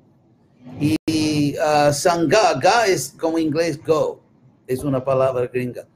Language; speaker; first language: Spanish; non-native, fluent; English